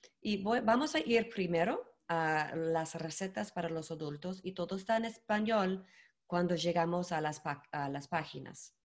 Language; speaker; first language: Spanish; non-native, learner; English